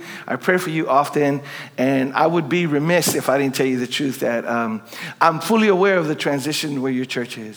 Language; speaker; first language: English; native; English